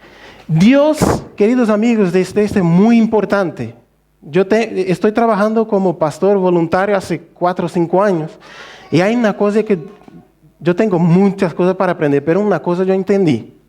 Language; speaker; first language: Spanish; non-native, fluent; Portuguese